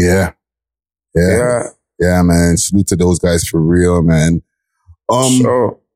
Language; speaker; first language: English; native; English